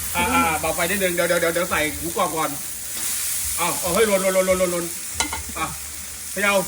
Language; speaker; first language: Thai; native; Thai